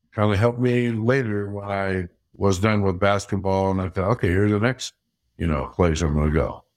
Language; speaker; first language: English; early bilingual, other home language; Dutch